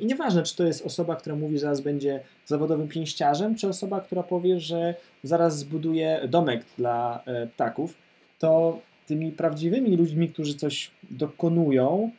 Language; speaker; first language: Polish; native; Polish